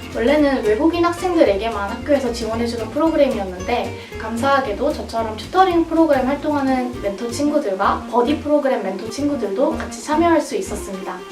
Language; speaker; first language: Korean; native; Korean